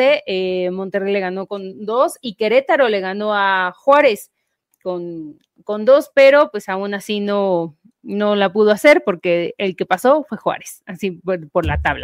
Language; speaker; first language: Spanish; native; Spanish